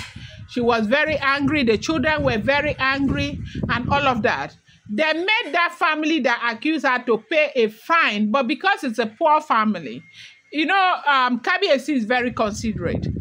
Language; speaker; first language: English; non-native, local second language; Yoruba